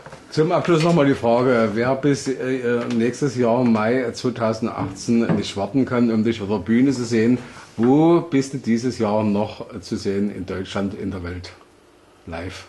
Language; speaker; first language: German; native; German